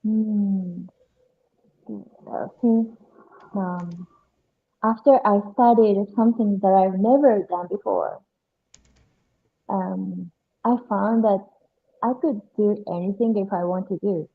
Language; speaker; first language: English; non-native, learner; Japanese